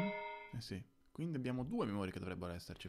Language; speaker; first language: Italian; native; Italian